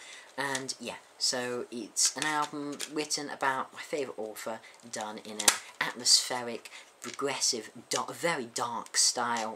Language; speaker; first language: English; native; English